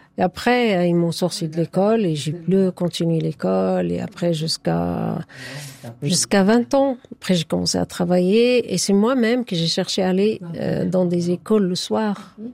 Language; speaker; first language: French; non-native, fluent; Arabic